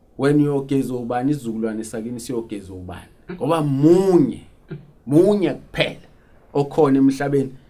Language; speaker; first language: Zulu; native; Zulu